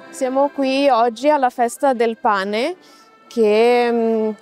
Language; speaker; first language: Italian; non-native, fluent; Lithuanian